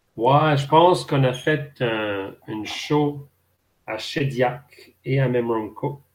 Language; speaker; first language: French; native; French